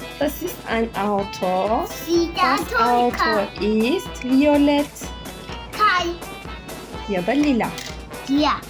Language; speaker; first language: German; non-native, learner; Turkish